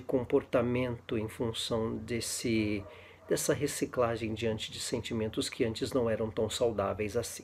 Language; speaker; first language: Portuguese; native; Portuguese